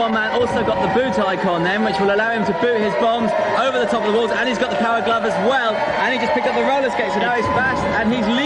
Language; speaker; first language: English; native; English